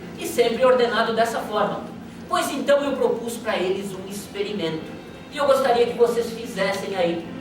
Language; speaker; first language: Portuguese; native; Portuguese